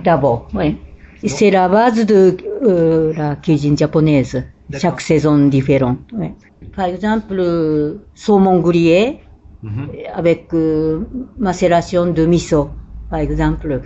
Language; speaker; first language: French; non-native, learner; Japanese